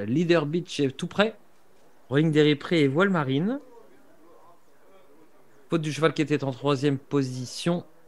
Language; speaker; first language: French; native; French